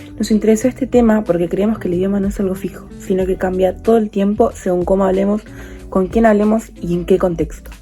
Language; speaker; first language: Spanish; native; Spanish